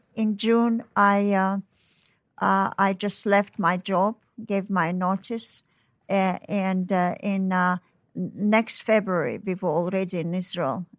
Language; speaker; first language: English; non-native, fluent; Uzbek